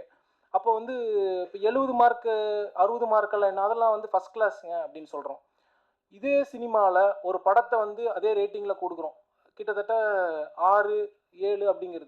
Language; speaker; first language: Tamil; native; Tamil